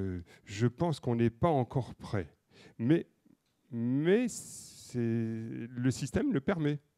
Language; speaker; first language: French; native; French